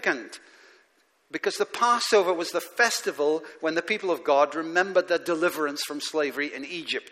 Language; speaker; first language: English; native; English